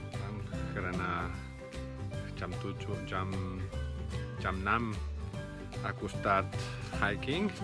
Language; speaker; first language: Indonesian; non-native, learner; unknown